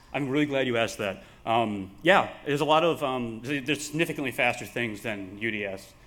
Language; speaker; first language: English; native; English